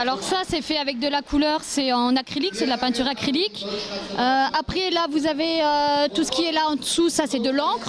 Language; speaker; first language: French; native; French